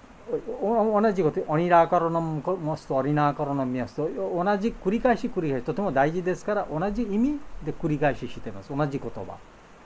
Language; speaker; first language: Japanese; non-native, fluent; Bangla